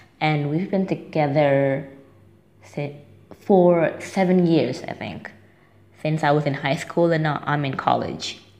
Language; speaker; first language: English; non-native, fluent; Indonesian